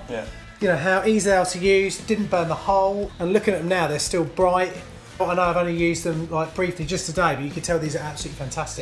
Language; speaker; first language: English; native; English